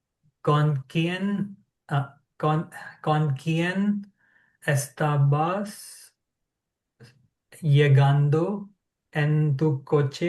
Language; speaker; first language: Spanish; non-native, learner; English